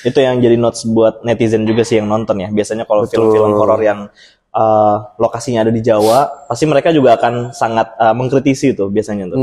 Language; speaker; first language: Indonesian; native; Indonesian